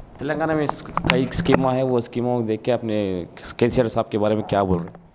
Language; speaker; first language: Hindi; non-native, local second language; Urdu